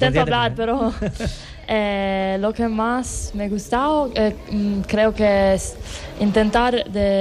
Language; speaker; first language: Spanish; non-native, learner; Italian